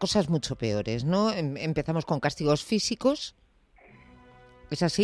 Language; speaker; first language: Spanish; native; Spanish